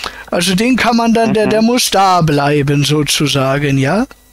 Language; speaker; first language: German; native; German